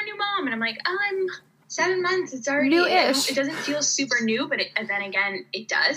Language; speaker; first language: English; native; English